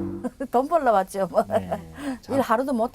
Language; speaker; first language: Korean; non-native, learner; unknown